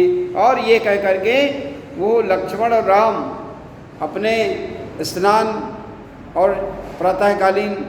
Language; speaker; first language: Hindi; native; Hindi